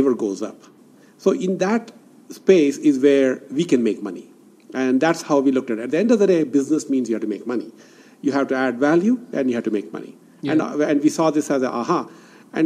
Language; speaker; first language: English; non-native, local second language; Kannada